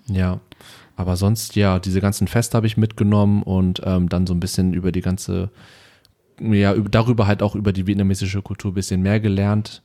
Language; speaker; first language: German; native; German